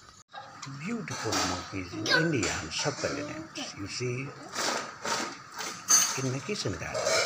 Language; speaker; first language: English; non-native, learner; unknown